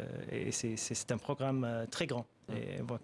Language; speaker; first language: French; non-native, fluent; Arabic